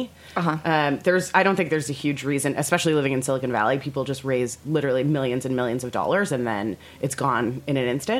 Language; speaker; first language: English; native; English